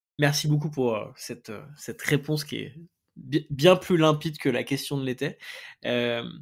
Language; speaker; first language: French; native; French